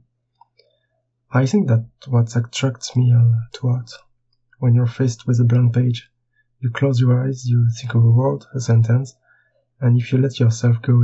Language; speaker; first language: English; non-native, fluent; French